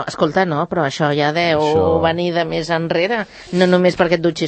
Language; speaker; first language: Catalan; native; Catalan